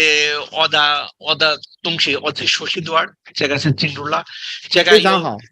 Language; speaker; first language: Chinese; non-native, learner; Bangla